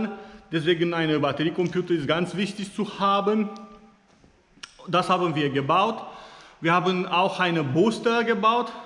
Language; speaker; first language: German; non-native, fluent; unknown